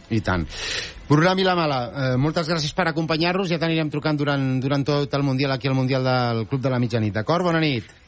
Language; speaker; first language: Catalan; native; Catalan